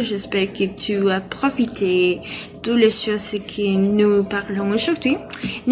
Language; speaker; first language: French; non-native, learner; Spanish